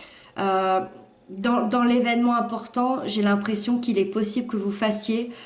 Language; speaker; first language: French; native; French